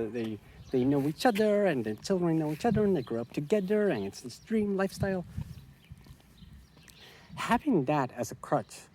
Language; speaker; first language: English; non-native, fluent; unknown